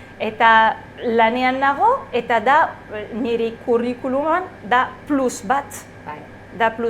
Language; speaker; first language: Basque; non-native, learner; Arabic